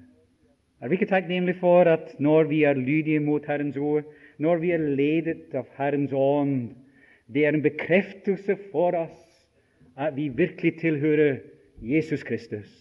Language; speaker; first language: Norwegian; non-native, fluent; English